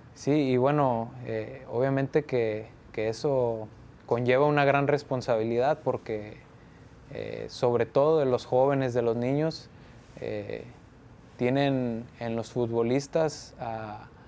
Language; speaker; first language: Spanish; native; Spanish